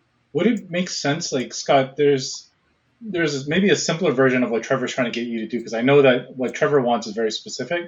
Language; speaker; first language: English; native; English